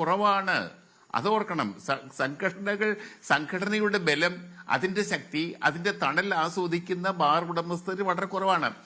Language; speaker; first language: Malayalam; native; Malayalam